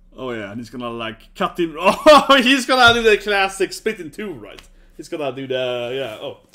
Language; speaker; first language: English; non-native, fluent; Swedish